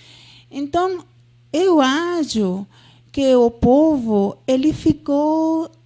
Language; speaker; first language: Portuguese; non-native, fluent; Spanish